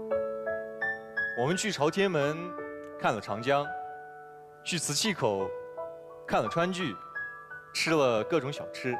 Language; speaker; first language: Chinese; non-native, fluent; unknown